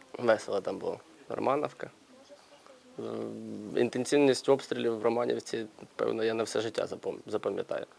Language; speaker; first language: Ukrainian; native; Ukrainian